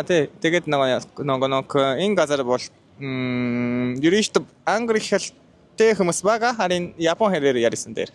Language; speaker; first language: Mongolian; non-native, learner; Japanese